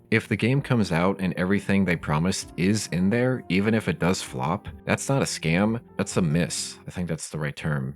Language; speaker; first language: English; native; English